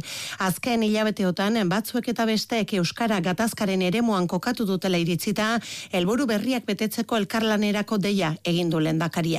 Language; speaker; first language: Basque; native; Basque